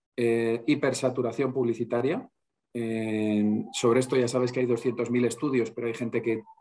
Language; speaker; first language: Spanish; native; Spanish